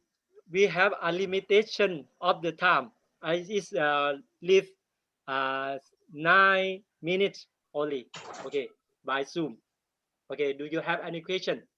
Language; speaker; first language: English; non-native, learner; Thai